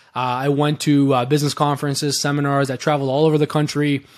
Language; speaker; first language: English; early bilingual, other home language; Persian